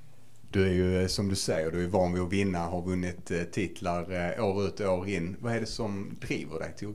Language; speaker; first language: Swedish; native; Swedish